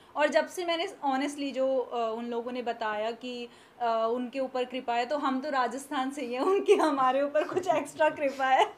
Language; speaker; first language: Hindi; native; Hindi